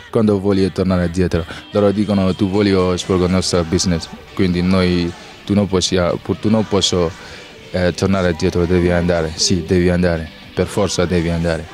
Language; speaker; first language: Italian; non-native, learner; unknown